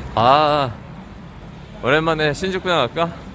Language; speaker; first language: Korean; native; Korean